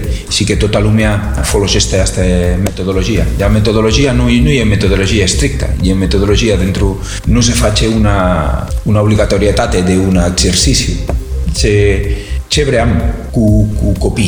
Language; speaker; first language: Romanian; non-native, learner; Spanish